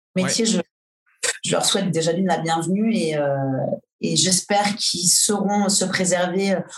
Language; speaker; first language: French; native; French